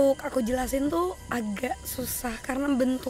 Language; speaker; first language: Indonesian; native; Indonesian